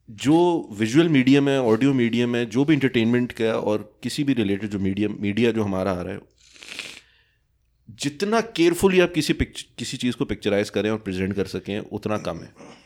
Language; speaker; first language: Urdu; native; Urdu